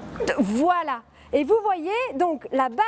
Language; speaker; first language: French; native; French